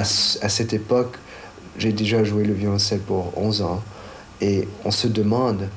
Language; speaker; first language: French; non-native, fluent; Chinese